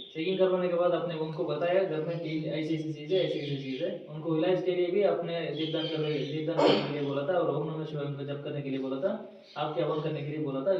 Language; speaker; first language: Hindi; non-native, local second language; Kannada